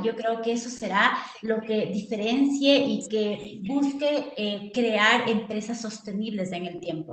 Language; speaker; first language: Spanish; native; Spanish